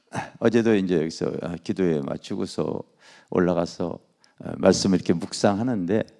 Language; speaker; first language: Korean; native; Korean